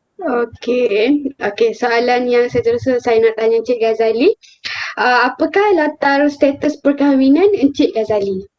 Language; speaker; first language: Malay; native; Malay